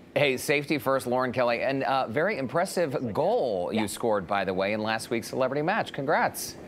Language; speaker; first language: English; native; English